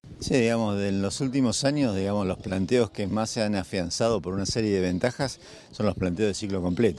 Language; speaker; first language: Spanish; native; Spanish